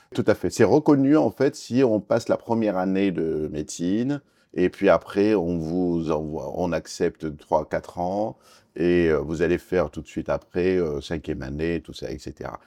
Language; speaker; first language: French; non-native, fluent; Kurdish